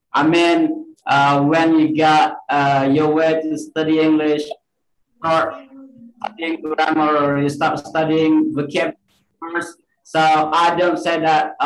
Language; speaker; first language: English; non-native, fluent; Indonesian